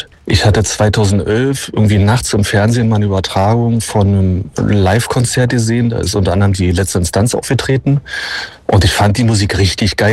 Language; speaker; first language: German; native; German